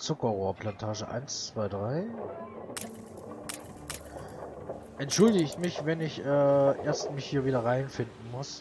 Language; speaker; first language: German; native; German